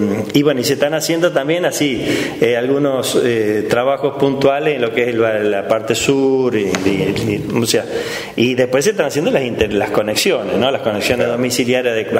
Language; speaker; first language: Spanish; native; Spanish